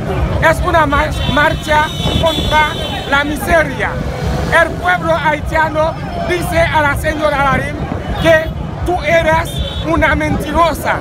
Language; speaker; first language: Spanish; non-native, fluent; Haitian Creole